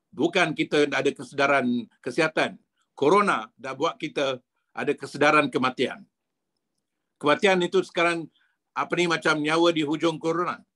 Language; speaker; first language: Malay; native; Malay